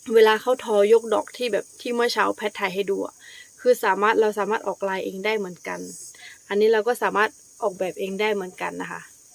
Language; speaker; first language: Thai; non-native, local second language; Karen languages